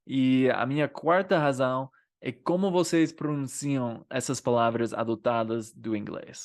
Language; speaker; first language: Portuguese; non-native, fluent; English